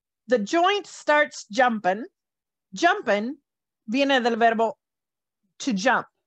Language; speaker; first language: English; native; English